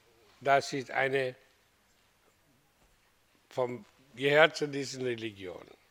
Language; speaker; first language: German; non-native, learner; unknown